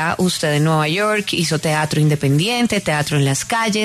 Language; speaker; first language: Spanish; native; Spanish